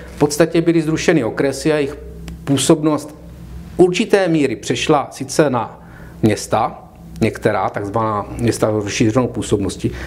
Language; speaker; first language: Czech; native; Czech